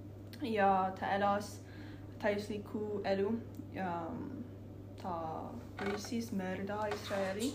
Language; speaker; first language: Estonian; non-native, learner; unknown